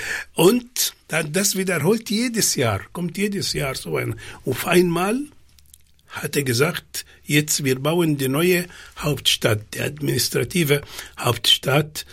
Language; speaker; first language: German; non-native, fluent; Arabic